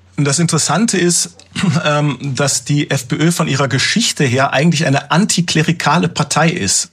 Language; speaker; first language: German; native; German